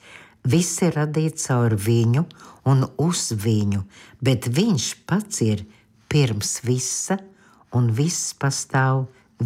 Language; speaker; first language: Latvian; native; Latvian